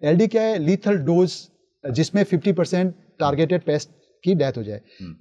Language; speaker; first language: Hindi; native; Hindi